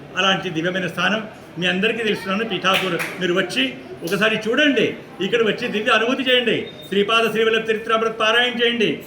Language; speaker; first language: Telugu; non-native, fluent; Marathi